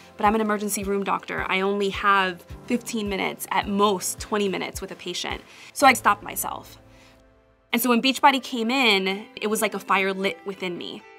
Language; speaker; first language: English; native; English